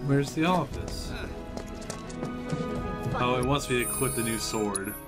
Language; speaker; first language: English; native; English